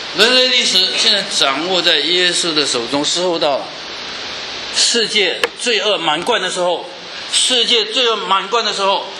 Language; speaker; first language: Chinese; native; Chinese